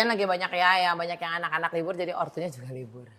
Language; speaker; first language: Indonesian; native; Indonesian